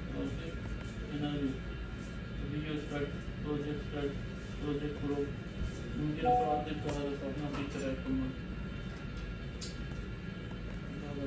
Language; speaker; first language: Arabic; non-native, learner; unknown